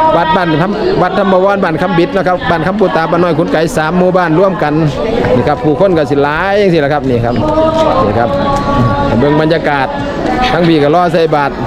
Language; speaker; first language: Thai; native; Thai